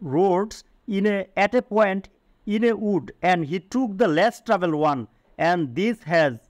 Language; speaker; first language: English; non-native, local second language; Bangla